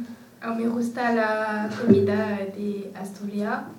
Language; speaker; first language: Spanish; non-native, learner; French